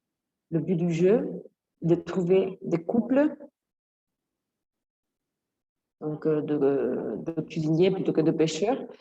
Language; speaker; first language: French; non-native, fluent; Italian